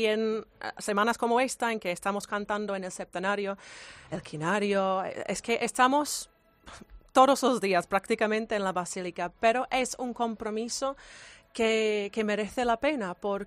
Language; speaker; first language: Spanish; non-native, fluent; English